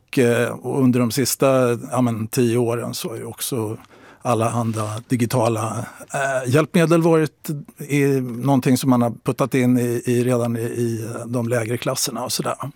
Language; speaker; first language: Swedish; native; Swedish